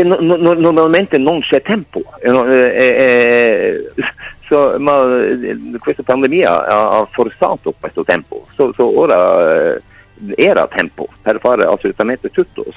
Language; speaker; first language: Italian; non-native, fluent; Norwegian